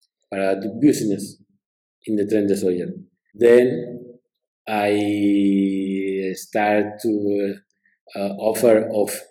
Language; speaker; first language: English; non-native, learner; Spanish